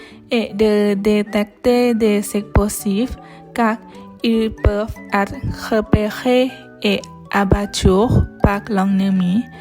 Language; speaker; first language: French; non-native, learner; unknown